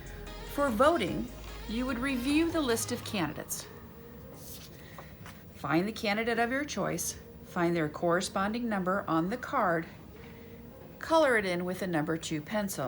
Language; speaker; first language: English; native; English